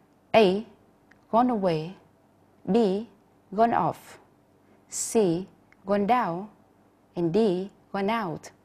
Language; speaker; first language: English; non-native, fluent; Vietnamese